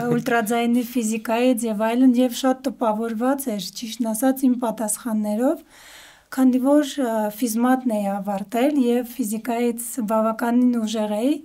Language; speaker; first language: Armenian; early bilingual, heritage; Armenian